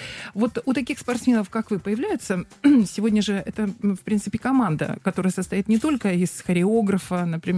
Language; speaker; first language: Russian; native; Russian